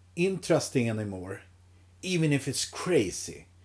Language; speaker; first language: English; non-native, fluent; Swedish